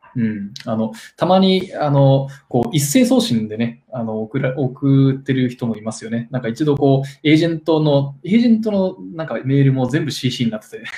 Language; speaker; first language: Japanese; native; Japanese